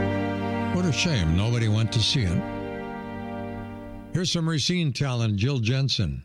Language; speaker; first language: English; native; English